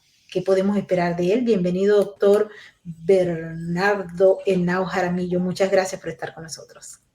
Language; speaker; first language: Spanish; native; Spanish